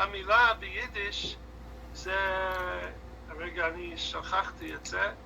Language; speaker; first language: Hebrew; non-native, fluent; English